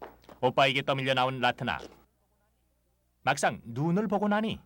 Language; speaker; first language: Korean; native; Korean